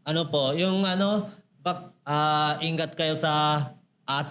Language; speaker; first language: Filipino; non-native, learner; Japanese